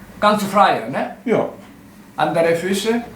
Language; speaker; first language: German; non-native, learner; Korean